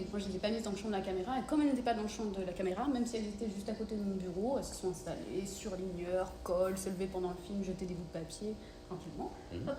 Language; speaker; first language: French; native; French